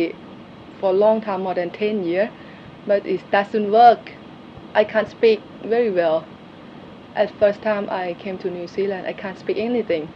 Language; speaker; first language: English; non-native, learner; Thai